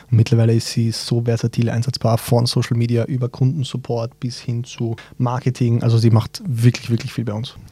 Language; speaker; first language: German; early bilingual, other home language; Bosnian